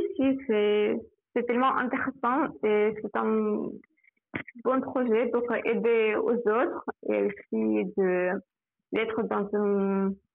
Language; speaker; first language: French; non-native, fluent; Russian